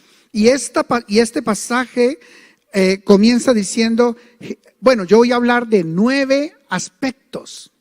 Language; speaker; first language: Spanish; native; Spanish